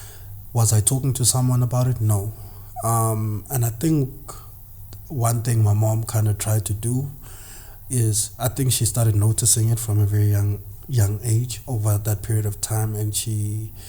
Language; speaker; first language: English; non-native, local second language; Zulu